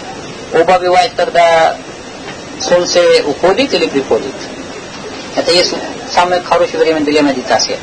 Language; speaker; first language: Russian; non-native, learner; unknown